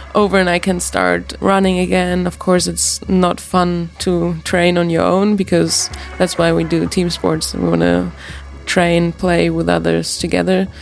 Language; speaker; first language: English; non-native, fluent; German